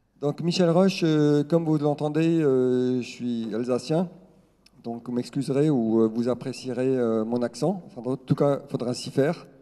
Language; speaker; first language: French; non-native, local second language; Swiss German